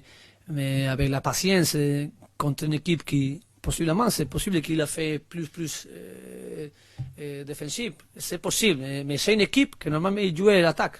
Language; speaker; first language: French; non-native, learner; Spanish